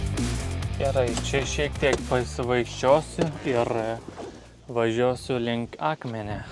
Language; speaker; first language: Lithuanian; non-native, learner; Turkish